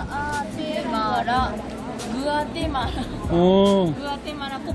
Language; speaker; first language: Korean; non-native, learner; Japanese